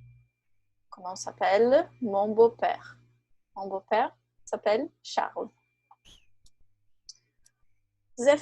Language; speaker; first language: French; non-native, fluent; Portuguese